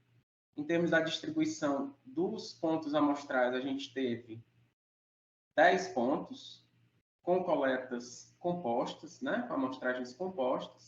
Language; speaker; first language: Portuguese; native; Portuguese